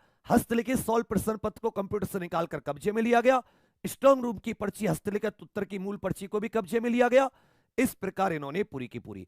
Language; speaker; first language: Hindi; native; Hindi